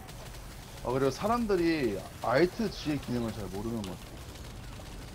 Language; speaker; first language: Korean; native; Korean